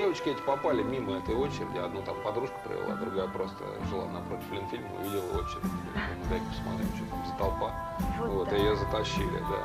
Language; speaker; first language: Russian; native; Russian